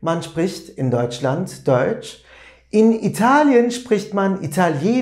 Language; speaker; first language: German; non-native, fluent; Turkish